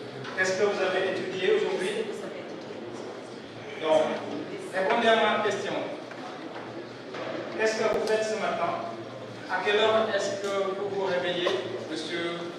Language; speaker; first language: French; non-native, fluent; Indonesian